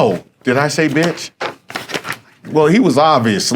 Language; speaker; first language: English; native; English